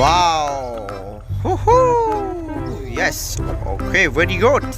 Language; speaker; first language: English; non-native, learner; Khmer